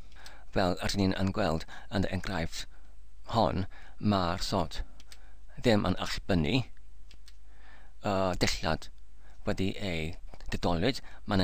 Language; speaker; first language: Welsh; non-native, learner; English